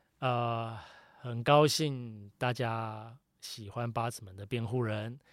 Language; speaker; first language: Chinese; native; Chinese